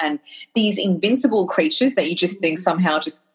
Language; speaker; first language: English; native; English